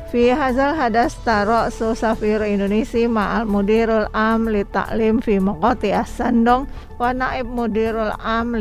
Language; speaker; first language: Arabic; non-native, fluent; Indonesian